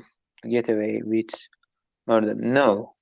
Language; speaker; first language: English; non-native, learner; Turkish